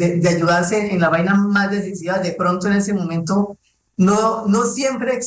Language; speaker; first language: Spanish; native; Spanish